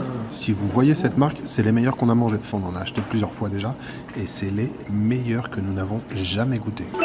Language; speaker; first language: French; native; French